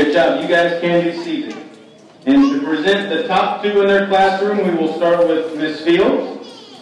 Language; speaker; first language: English; native; English